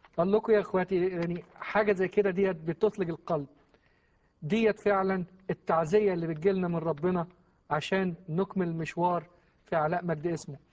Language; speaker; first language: Arabic; native; Arabic